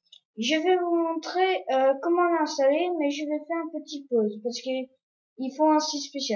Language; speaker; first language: French; non-native, learner; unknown